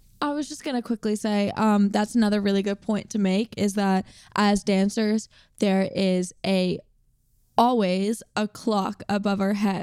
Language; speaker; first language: English; native; English